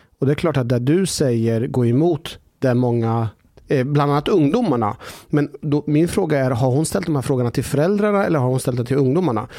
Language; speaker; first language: Swedish; early bilingual, other home language; Persian